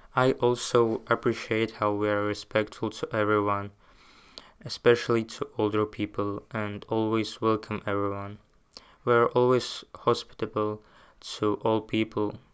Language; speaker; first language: English; non-native, fluent; Uzbek